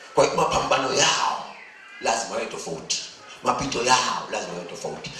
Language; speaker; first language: Swahili; native; Swahili